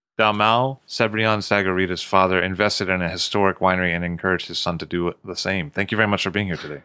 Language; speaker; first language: English; native; English